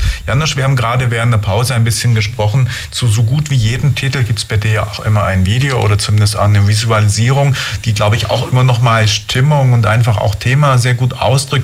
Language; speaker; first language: German; native; German